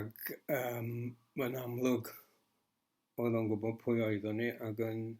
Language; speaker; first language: Welsh; native; Welsh